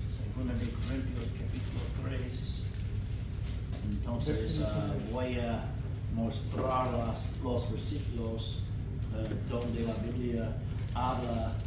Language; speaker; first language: Spanish; non-native, fluent; English